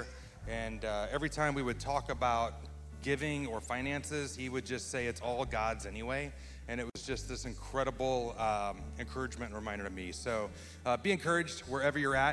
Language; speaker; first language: English; native; English